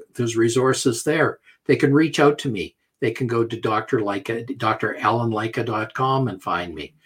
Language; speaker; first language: English; native; English